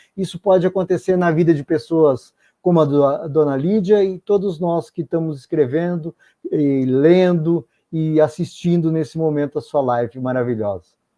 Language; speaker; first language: Portuguese; native; Portuguese